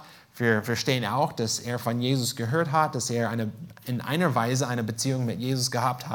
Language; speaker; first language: German; non-native, fluent; English